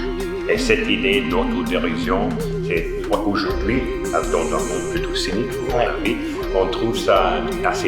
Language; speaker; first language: French; non-native, fluent; English